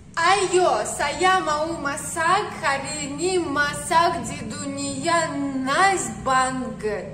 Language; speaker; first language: Indonesian; non-native, learner; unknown